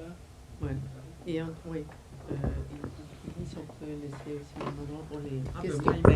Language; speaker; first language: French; non-native, fluent; Spanish